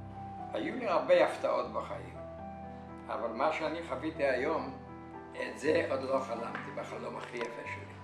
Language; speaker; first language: Hebrew; non-native, fluent; Yiddish